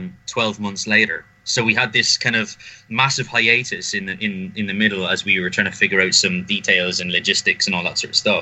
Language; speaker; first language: English; native; English